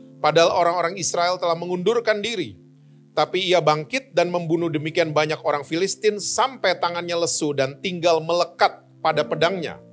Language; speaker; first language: Indonesian; native; Indonesian